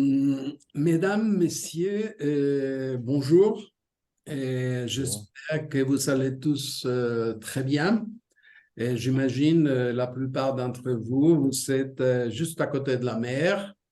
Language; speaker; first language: French; non-native, fluent; Spanish